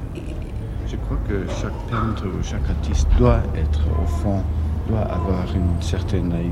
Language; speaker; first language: French; non-native, fluent; German